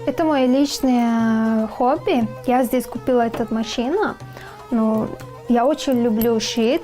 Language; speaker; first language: Russian; non-native, learner; Turkmen